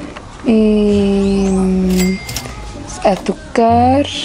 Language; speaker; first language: Spanish; non-native, fluent; Turkish